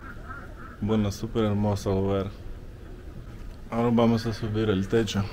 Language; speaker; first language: Spanish; non-native, fluent; Russian